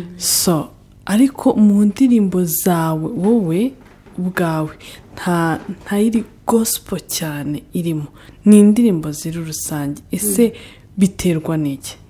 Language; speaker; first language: Kinyarwanda; native; Kinyarwanda